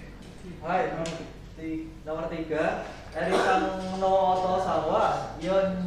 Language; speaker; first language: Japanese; non-native, learner; Indonesian